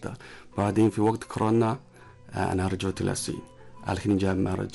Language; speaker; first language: Arabic; non-native, learner; Chinese